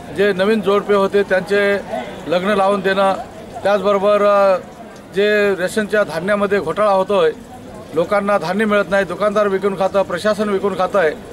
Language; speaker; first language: Marathi; non-native, local second language; Kukna